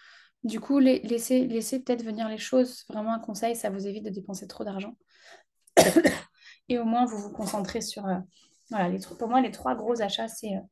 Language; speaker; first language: French; native; French